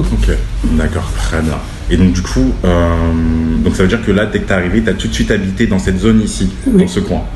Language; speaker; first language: French; native; French